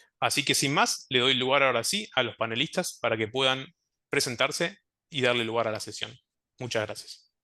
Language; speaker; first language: Spanish; native; Spanish